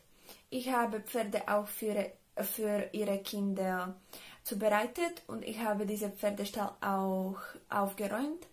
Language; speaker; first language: German; non-native, learner; Slovak